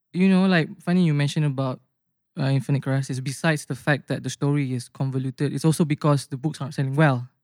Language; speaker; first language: English; non-native, local second language; Malay